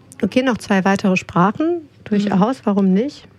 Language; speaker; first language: German; native; German